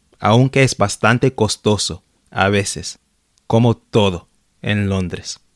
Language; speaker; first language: Spanish; non-native, fluent; English